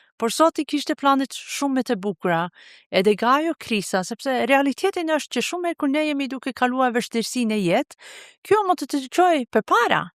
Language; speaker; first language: Albanian; non-native, fluent; Norwegian